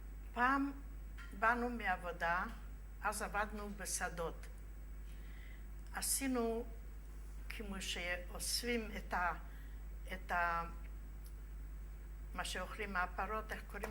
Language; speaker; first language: Hebrew; non-native, fluent; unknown